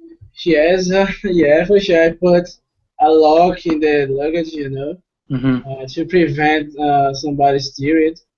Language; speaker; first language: English; non-native, fluent; Portuguese